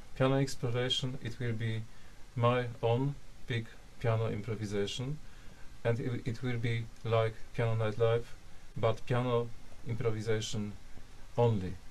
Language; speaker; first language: English; non-native, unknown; Polish